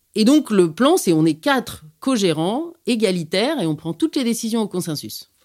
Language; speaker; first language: French; native; French